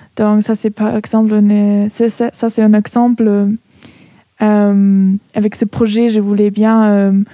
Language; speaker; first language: French; non-native, fluent; German